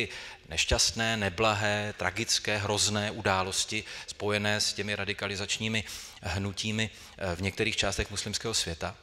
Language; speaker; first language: Czech; native; Czech